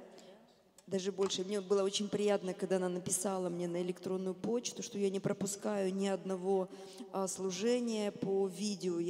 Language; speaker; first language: Russian; native; Russian